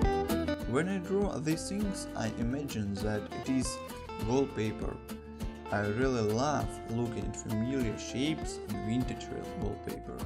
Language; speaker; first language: English; non-native, fluent; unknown